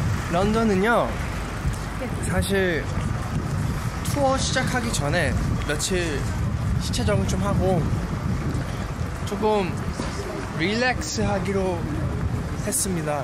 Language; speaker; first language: Korean; early bilingual, heritage; Korean